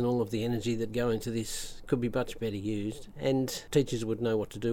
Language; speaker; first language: English; native; English